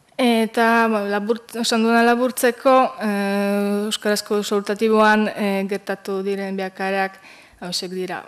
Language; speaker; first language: Basque; non-native, fluent; Polish